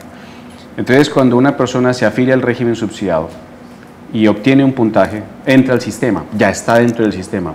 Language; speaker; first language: Spanish; native; Spanish